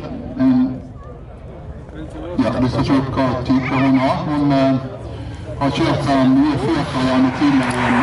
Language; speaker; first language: Norwegian; native; Norwegian